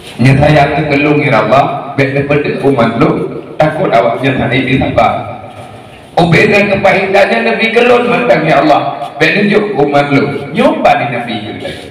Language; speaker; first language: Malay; non-native, local second language; Achinese